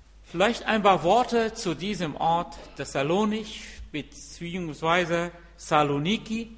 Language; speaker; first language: German; non-native, fluent; Arabic